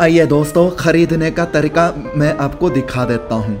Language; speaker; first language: Hindi; non-native, fluent; Japanese